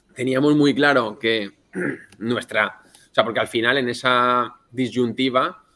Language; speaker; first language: Spanish; native; Spanish